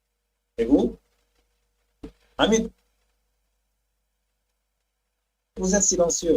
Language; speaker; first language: French; non-native, fluent; Persian